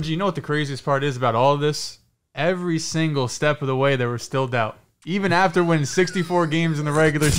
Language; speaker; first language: English; native; English